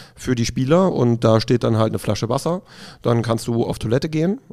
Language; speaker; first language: German; native; German